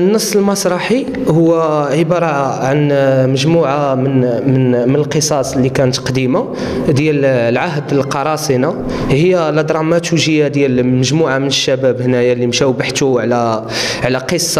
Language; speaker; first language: Arabic; native; Arabic